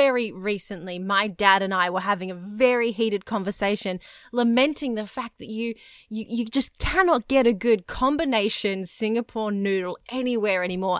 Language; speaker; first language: English; native; English